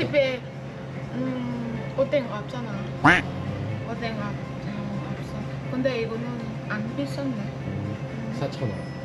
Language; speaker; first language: Korean; non-native, learner; Vietnamese